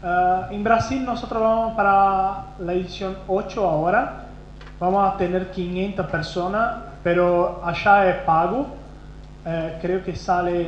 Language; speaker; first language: Spanish; non-native, fluent; Portuguese